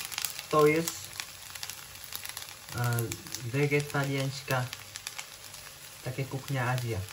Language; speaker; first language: Polish; non-native, learner; Vietnamese